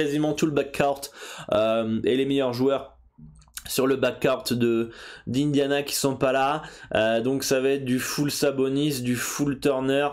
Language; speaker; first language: French; native; French